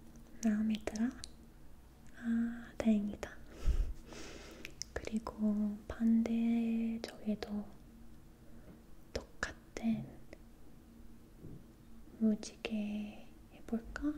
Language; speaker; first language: Korean; non-native, learner; English